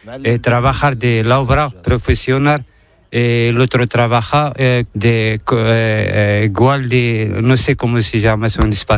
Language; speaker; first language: Spanish; non-native, learner; Arabic